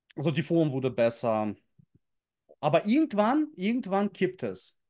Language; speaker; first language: German; early bilingual, other home language; Russian